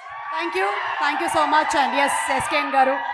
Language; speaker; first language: Telugu; native; Telugu